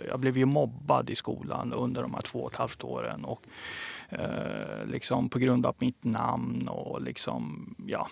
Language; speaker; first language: Swedish; early bilingual, other home language; Persian